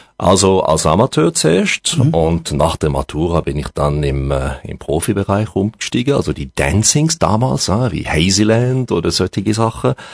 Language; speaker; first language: German; non-native, local second language; French